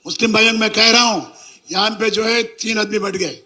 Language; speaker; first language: Hindi; non-native, local second language; Telugu